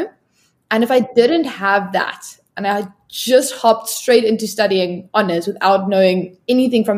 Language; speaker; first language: English; non-native, local second language; Afrikaans